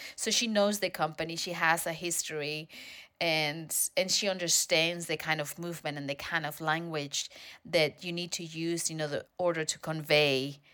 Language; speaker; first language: English; non-native, fluent; Spanish